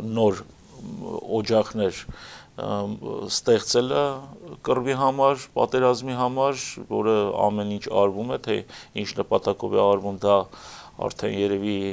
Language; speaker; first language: Armenian; native; Armenian